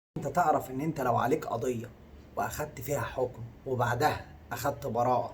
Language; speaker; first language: Arabic; native; Arabic